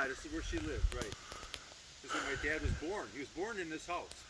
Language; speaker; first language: English; native; English